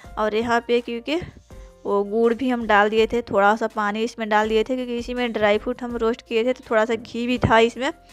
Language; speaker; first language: Hindi; native; Hindi